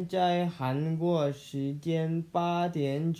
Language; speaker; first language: Chinese; non-native, learner; Korean